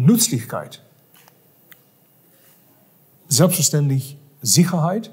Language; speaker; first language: German; non-native, fluent; Dutch